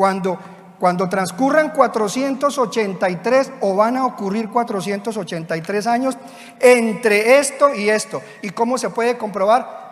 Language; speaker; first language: Spanish; native; Spanish